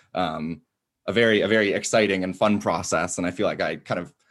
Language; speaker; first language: English; native; English